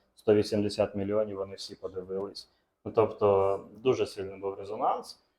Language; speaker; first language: Ukrainian; non-native, local second language; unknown